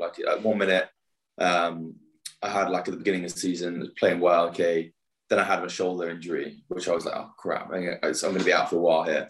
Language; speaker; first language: English; native; English